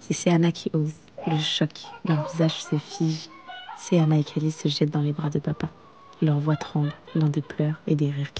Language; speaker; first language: French; native; French